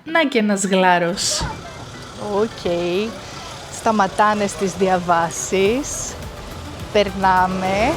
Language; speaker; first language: Greek; native; Greek